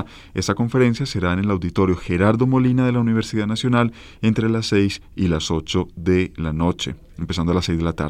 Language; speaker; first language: Spanish; native; Spanish